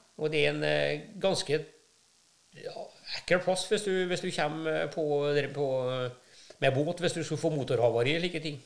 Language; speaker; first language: Norwegian; native; Norwegian